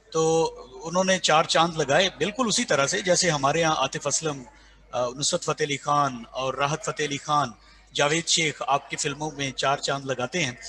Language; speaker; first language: Hindi; non-native, local second language; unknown